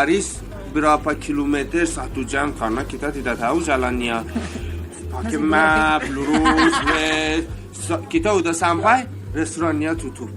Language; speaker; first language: Indonesian; non-native, learner; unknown